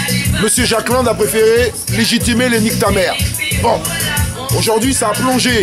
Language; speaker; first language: French; native; French